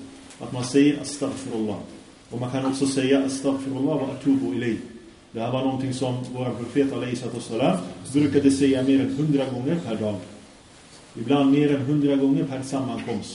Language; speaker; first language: Swedish; early bilingual, other home language; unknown